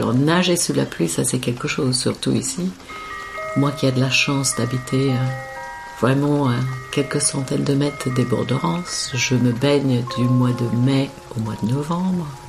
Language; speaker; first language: French; non-native, fluent; English